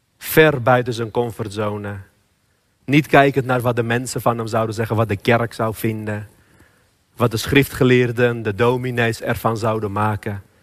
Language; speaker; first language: Dutch; non-native, fluent; Armenian